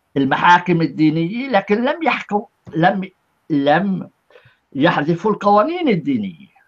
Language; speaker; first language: Arabic; native; Arabic